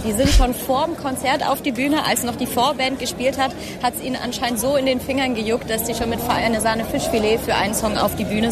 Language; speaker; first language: German; native; German